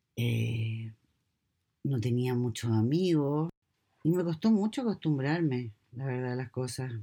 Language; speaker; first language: Spanish; native; Spanish